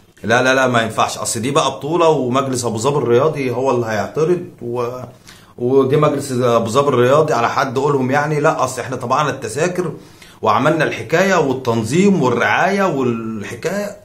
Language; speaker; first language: Arabic; native; Arabic